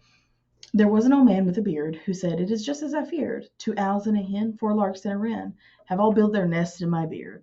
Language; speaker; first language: English; native; English